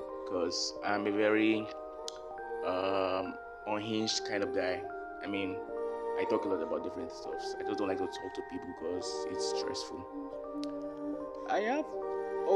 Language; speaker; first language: English; non-native, local second language; Yoruba